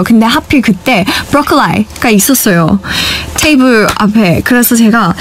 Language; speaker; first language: Korean; early bilingual, other home language; English